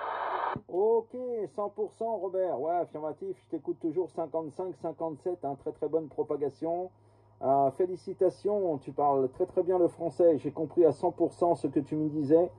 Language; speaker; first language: French; native; French